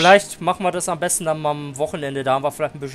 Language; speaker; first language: German; native; German